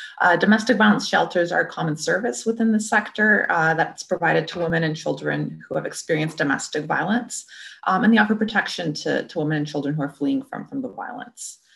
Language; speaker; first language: English; native; English